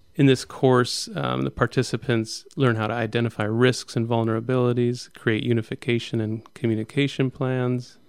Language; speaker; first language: English; native; English